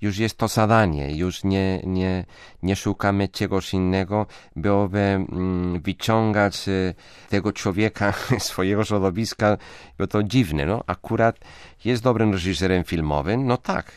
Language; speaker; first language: Polish; non-native, fluent; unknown